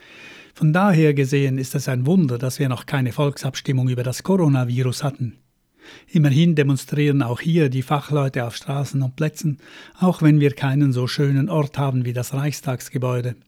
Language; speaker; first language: German; native; German